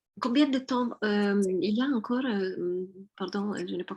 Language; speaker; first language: French; non-native, fluent; Italian